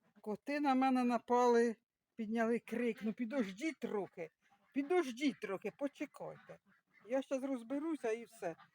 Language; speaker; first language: Ukrainian; native; Ukrainian